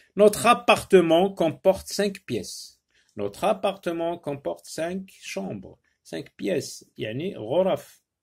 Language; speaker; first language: French; non-native, local second language; Arabic